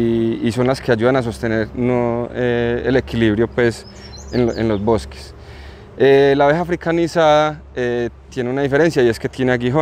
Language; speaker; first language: Spanish; native; Spanish